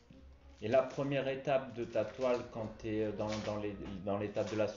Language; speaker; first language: French; native; French